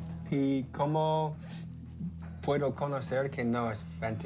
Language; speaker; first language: Spanish; non-native, learner; English